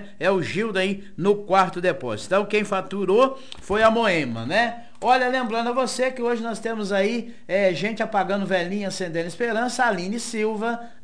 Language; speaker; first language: Portuguese; native; Portuguese